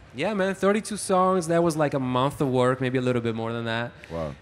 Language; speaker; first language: English; non-native, fluent; Italian